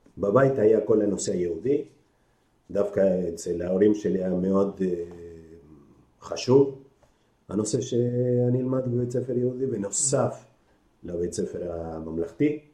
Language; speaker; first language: Hebrew; non-native, fluent; Spanish